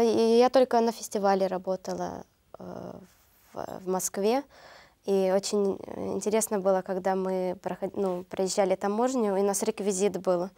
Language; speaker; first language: Russian; non-native, learner; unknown